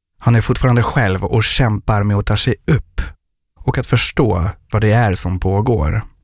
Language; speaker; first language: Swedish; non-native, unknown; French